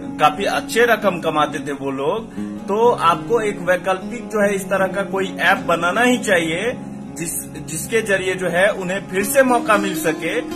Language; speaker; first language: Hindi; native; Hindi